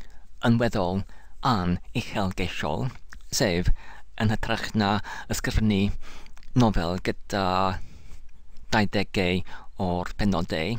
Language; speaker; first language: Welsh; non-native, learner; English